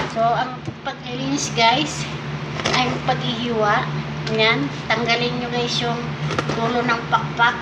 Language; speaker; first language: Filipino; non-native, local second language; Cebuano